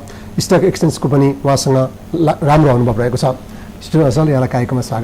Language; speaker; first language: Nepali; native; Nepali